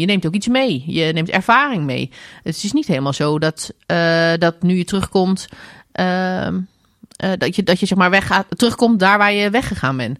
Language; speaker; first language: Dutch; native; Dutch